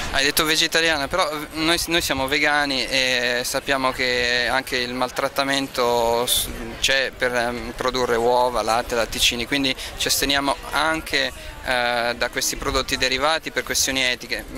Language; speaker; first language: Italian; native; Italian